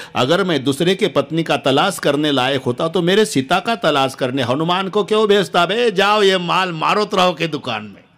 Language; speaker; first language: Hindi; non-native, local second language; Marathi